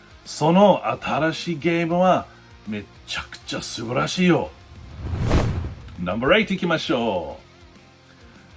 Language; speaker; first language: Japanese; non-native, learner; English